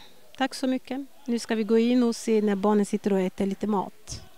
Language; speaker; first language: Swedish; non-native, fluent; Lingala